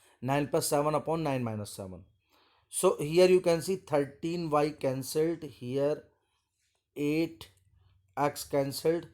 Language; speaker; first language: English; non-native, local second language; Hindi